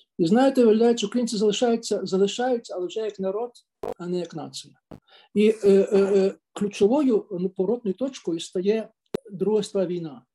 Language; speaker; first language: Ukrainian; native; Ukrainian